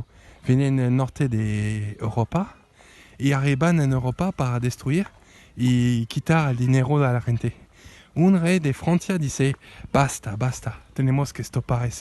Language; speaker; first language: Spanish; non-native, learner; French